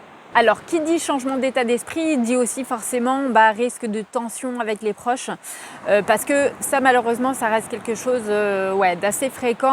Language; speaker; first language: French; native; French